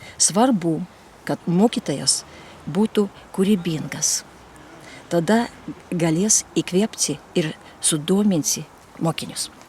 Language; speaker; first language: Lithuanian; non-native, fluent; Russian